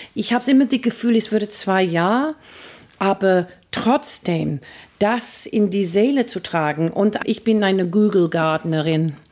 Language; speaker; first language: German; non-native, fluent; English